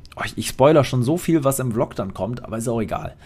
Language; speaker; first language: German; non-native, fluent; Polish